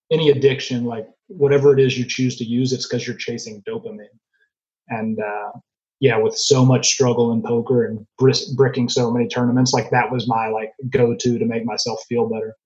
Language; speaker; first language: English; native; English